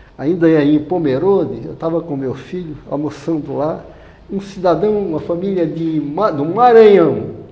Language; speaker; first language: Portuguese; native; Portuguese